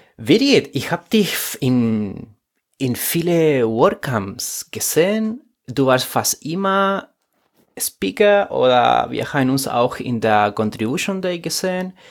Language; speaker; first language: German; non-native, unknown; Spanish